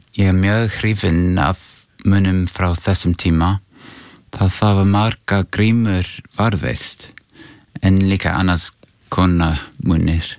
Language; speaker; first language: Icelandic; non-native, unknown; English